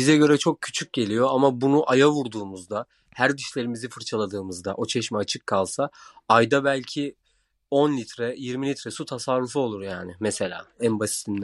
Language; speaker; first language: Turkish; native; Turkish